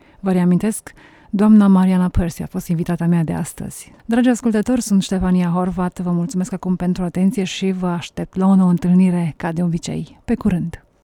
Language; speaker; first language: Romanian; native; Romanian